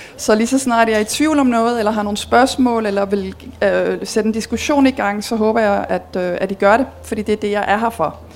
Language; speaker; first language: Danish; early bilingual, heritage; Danish